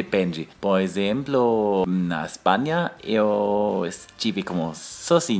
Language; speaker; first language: Spanish; non-native, learner; German